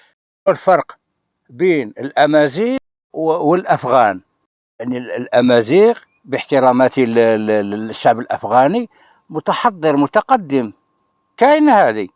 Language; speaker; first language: Arabic; native; Arabic